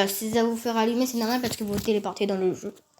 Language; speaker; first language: French; native; French